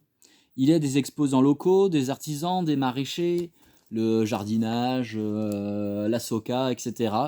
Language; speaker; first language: French; native; French